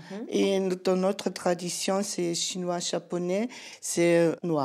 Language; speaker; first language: French; non-native, learner; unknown